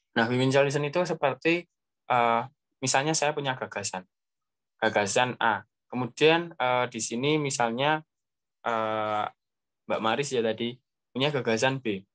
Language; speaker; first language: Indonesian; native; Indonesian